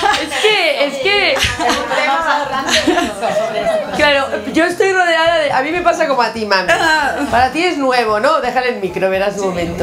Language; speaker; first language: Spanish; native; Spanish